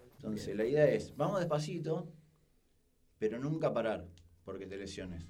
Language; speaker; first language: Spanish; native; Spanish